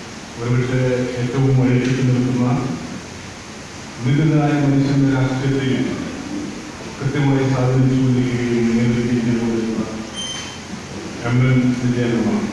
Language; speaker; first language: Malayalam; native; Malayalam